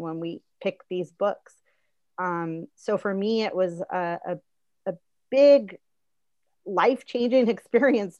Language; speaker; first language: English; early bilingual, other home language; Spanish